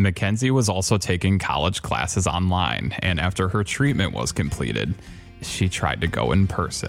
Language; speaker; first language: English; native; English